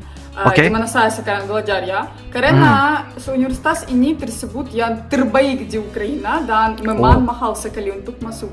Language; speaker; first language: Indonesian; non-native, learner; Ukrainian